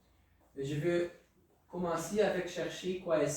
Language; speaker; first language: French; non-native, local second language; Dutch